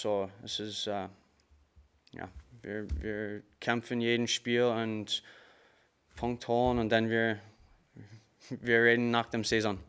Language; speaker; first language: German; non-native, learner; English